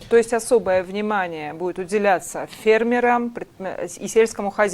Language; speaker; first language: Russian; non-native, local second language; Ossetic